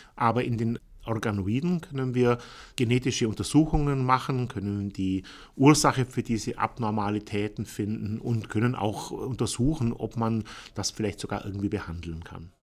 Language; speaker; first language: German; native; German